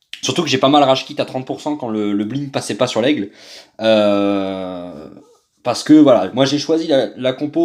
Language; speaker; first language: French; native; French